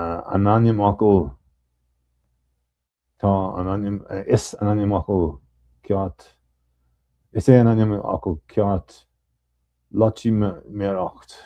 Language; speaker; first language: Irish; non-native, learner; English